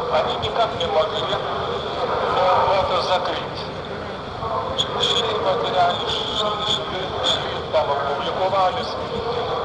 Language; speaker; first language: Russian; non-native, fluent; Lithuanian